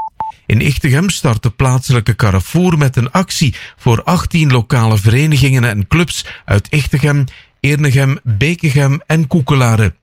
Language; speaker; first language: Dutch; native; Dutch